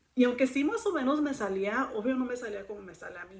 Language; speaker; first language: Spanish; early bilingual, heritage; Spanish